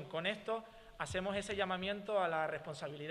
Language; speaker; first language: Spanish; native; Spanish